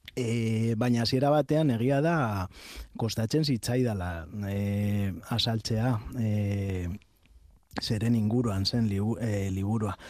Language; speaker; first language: Basque; non-native, local second language; Spanish